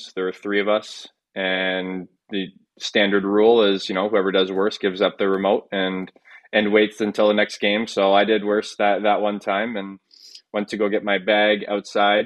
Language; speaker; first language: English; native; English